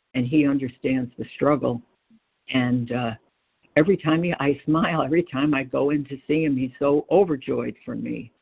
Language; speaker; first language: English; native; English